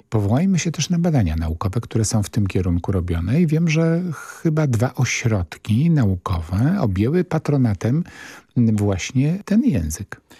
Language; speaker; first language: Polish; native; Polish